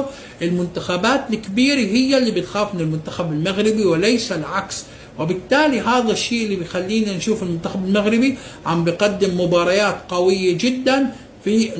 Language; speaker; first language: Arabic; native; Arabic